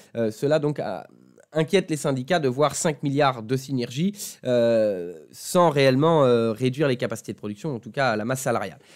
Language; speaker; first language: French; native; French